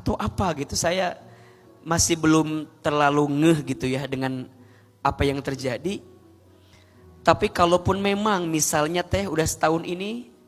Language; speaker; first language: Indonesian; native; Indonesian